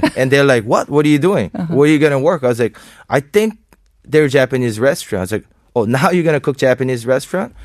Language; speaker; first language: English; non-native, fluent; Korean